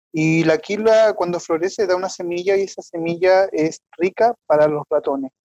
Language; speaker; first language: Spanish; native; Spanish